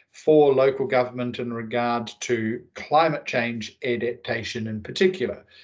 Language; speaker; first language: English; native; English